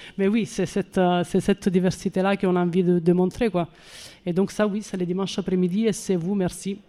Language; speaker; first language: French; non-native, fluent; Italian